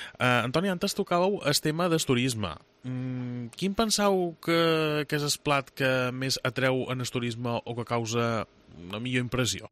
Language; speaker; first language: Catalan; native; Catalan